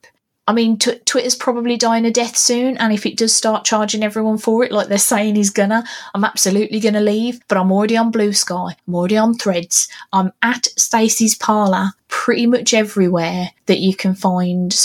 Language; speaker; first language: English; native; English